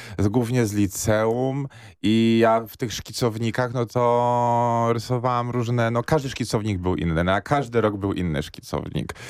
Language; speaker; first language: Polish; native; Polish